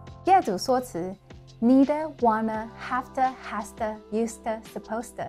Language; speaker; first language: English; non-native, fluent; Chinese